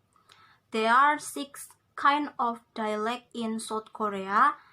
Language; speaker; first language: English; non-native, learner; Indonesian